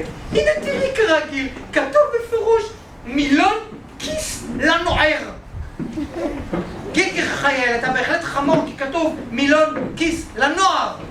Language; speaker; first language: Hebrew; native; Hebrew